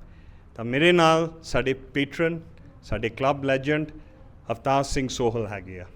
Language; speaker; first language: Punjabi; early bilingual, heritage; Punjabi